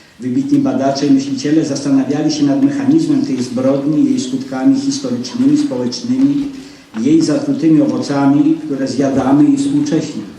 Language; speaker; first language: Polish; native; Polish